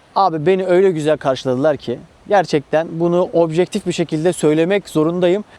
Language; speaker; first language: Turkish; native; Turkish